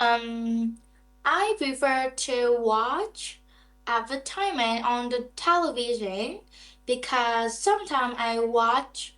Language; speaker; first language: English; non-native, learner; Vietnamese